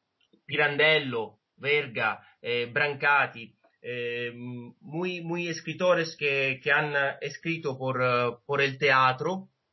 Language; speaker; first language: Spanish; non-native, learner; Italian